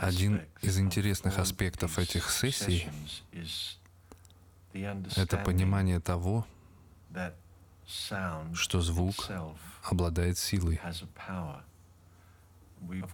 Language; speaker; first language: Russian; native; Russian